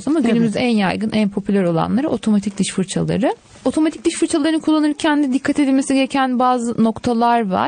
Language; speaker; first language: Turkish; native; Turkish